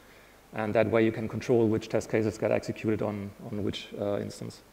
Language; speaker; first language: English; non-native, fluent; German